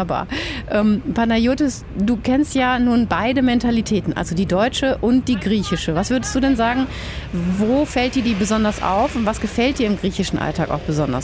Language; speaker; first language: German; native; German